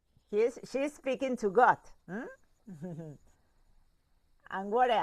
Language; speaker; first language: English; non-native, fluent; Spanish